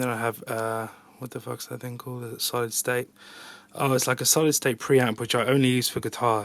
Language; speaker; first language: English; native; English